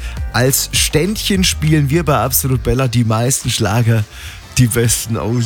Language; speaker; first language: German; native; German